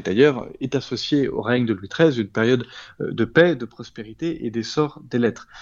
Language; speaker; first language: French; native; French